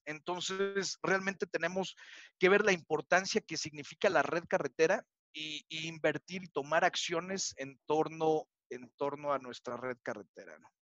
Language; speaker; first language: Spanish; native; Spanish